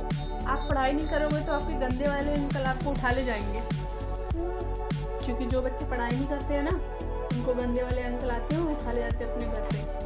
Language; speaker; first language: Hindi; native; Hindi